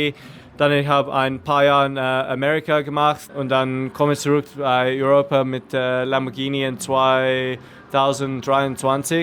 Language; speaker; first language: German; non-native, learner; English